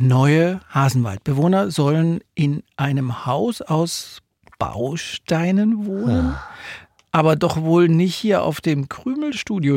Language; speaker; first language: German; native; German